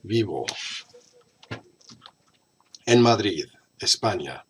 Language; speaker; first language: Spanish; non-native, fluent; English